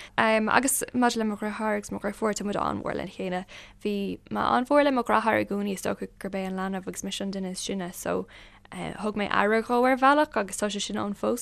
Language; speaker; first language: Irish; non-native, local second language; English